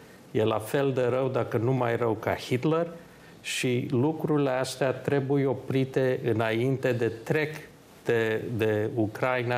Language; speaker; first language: Romanian; early bilingual, heritage; Romanian